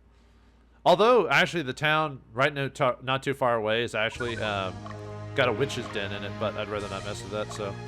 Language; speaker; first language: English; native; English